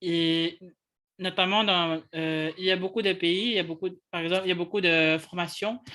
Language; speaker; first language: French; non-native, learner; English